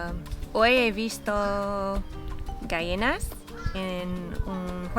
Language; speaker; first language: Spanish; non-native, learner; English